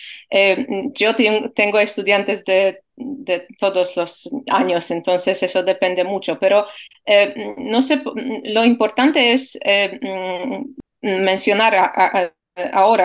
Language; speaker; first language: Spanish; non-native, fluent; Polish